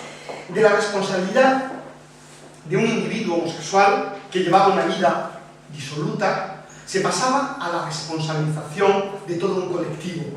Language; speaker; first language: Spanish; native; Spanish